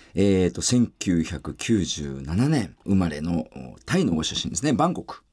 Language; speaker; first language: Japanese; native; Japanese